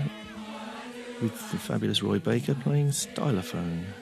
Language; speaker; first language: English; native; English